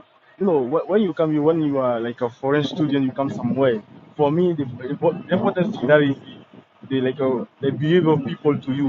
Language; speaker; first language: English; non-native, learner; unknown